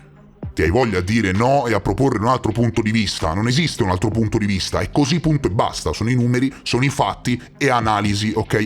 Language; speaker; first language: Italian; native; Italian